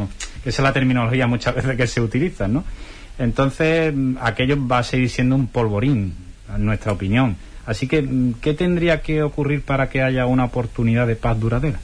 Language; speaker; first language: Spanish; native; Spanish